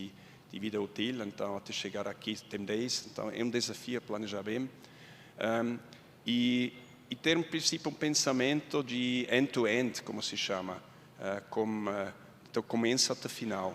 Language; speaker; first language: Portuguese; non-native, fluent; Swiss German